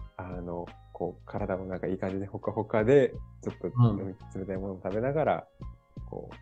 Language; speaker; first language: Japanese; native; Japanese